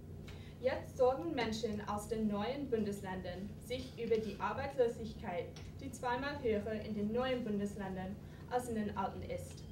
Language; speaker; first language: German; non-native, fluent; English